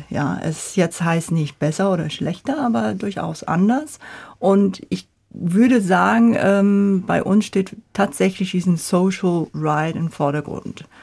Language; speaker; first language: German; non-native, fluent; Korean